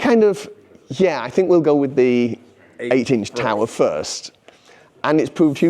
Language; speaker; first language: English; native; English